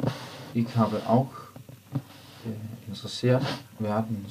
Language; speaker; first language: German; non-native, learner; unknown